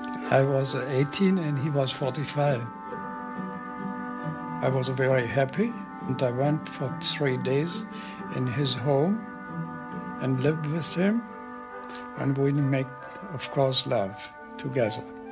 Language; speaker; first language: English; non-native, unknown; German